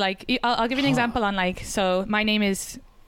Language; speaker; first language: English; native; English